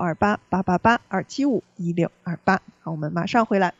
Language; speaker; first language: Chinese; native; Chinese